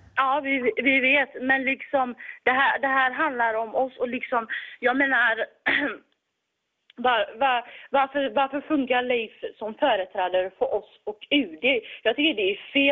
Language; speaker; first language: Swedish; early bilingual, other home language; Tigrinya